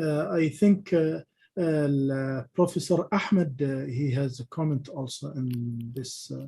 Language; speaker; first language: English; non-native, fluent; Arabic